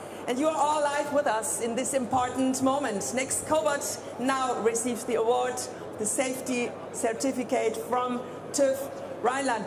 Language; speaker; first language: English; non-native, fluent; German